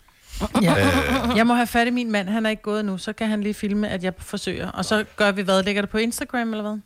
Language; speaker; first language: Danish; native; Danish